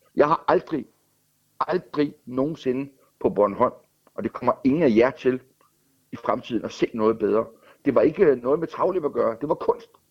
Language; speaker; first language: Danish; native; Danish